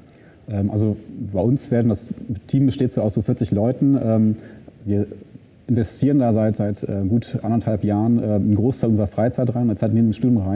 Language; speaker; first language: German; native; German